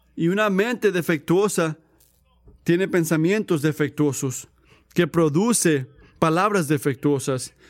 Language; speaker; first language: Spanish; native; Spanish